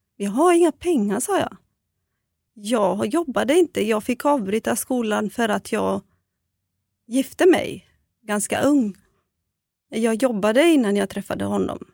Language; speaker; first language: Swedish; non-native, fluent; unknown